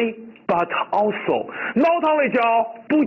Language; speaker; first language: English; non-native, fluent; Chinese